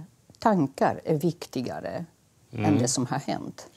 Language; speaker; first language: Swedish; non-native, fluent; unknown